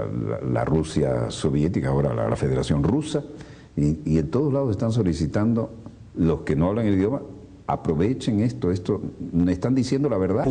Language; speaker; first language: Spanish; native; Spanish